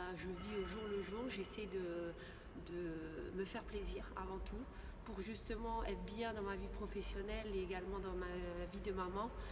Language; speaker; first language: French; native; French